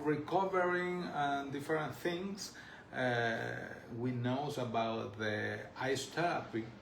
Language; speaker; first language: English; non-native, learner; Spanish